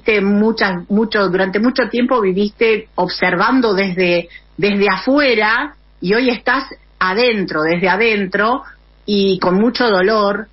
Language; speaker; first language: Spanish; native; Spanish